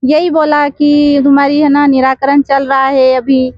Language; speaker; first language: Hindi; native; Hindi